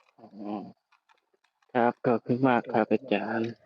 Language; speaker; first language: Thai; non-native, local second language; Mon